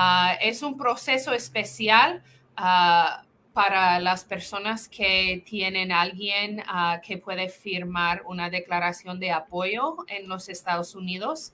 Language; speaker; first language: Spanish; non-native, fluent; English